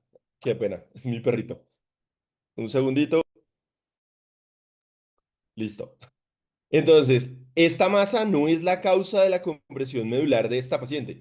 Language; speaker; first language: Spanish; native; Spanish